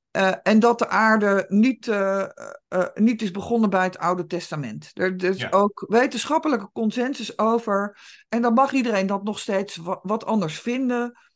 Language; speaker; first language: Dutch; native; Dutch